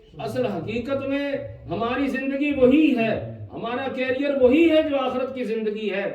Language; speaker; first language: Urdu; non-native, local second language; Punjabi